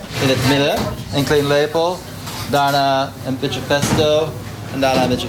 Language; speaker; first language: Dutch; non-native, learner; French